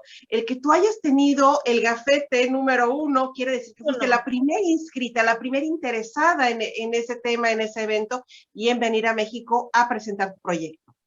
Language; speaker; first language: Spanish; native; Spanish